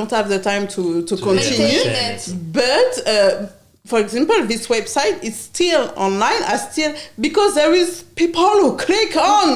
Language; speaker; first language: English; non-native, learner; French